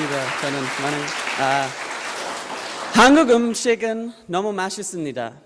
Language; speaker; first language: Korean; non-native, fluent; English